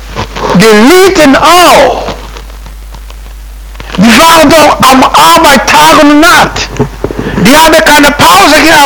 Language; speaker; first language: German; non-native, fluent; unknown